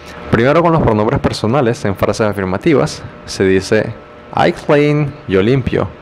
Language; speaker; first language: Spanish; native; Spanish